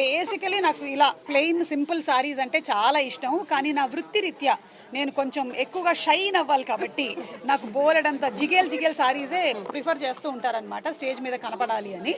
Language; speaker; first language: Telugu; native; Telugu